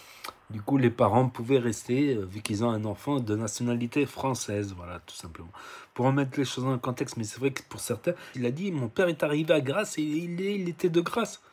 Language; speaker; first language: French; native; French